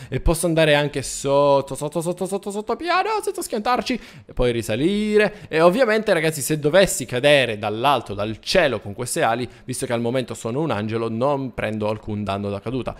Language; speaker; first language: Italian; native; Italian